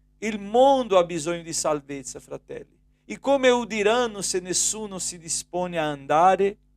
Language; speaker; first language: Italian; non-native, fluent; Portuguese